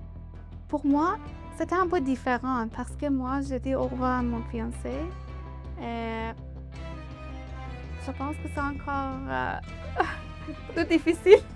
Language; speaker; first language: French; non-native, learner; Persian